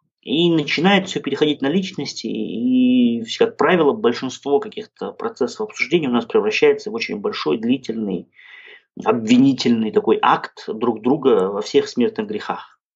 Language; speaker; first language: Russian; non-native, local second language; Kazakh